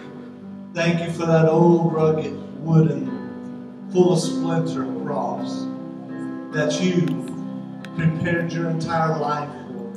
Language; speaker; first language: English; native; English